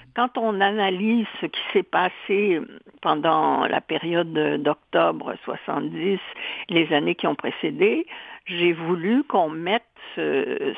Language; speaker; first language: French; native; French